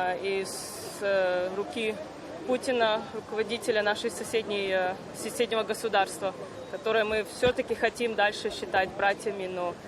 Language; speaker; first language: Russian; non-native, local second language; Ukrainian